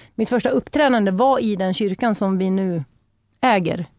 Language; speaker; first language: Norwegian; non-native, fluent; Swedish